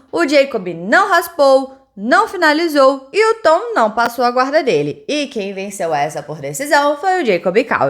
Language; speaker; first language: Portuguese; native; Portuguese